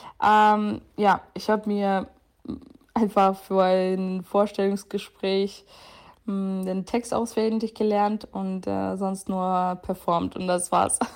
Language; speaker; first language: German; non-native, fluent; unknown